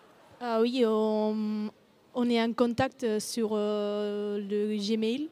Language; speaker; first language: French; non-native, learner; Spanish